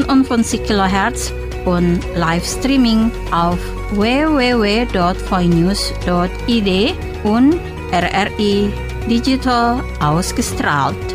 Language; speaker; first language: German; non-native, fluent; Indonesian